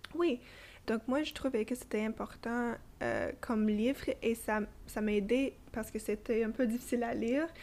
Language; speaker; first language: French; non-native, fluent; English